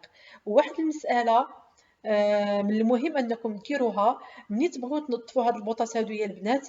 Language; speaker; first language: Arabic; native; Arabic